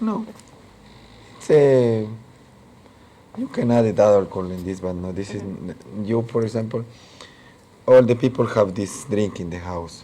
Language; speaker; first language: English; non-native, local second language; Spanish